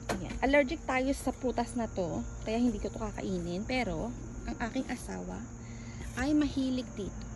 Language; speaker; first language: Filipino; native; Filipino